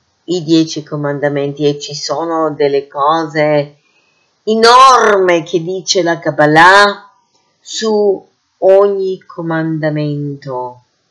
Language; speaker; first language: Italian; non-native, fluent; English